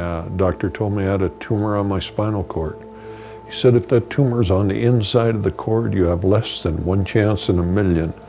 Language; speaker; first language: English; native; English